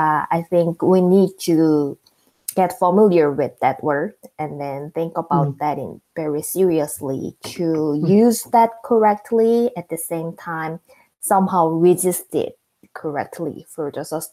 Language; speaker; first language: English; non-native, fluent; Korean